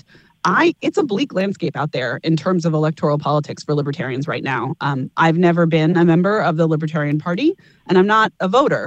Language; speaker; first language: English; native; English